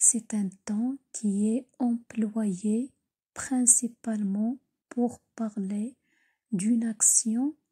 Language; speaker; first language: French; non-native, local second language; Arabic